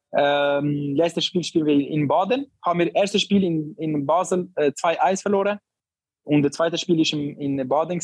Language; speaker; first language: German; non-native, learner; Albanian